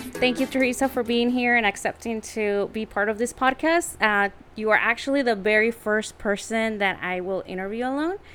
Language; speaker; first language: English; early bilingual, other home language; Spanish